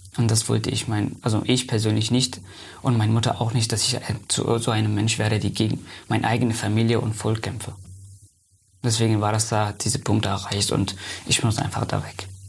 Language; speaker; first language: German; non-native, fluent; Persian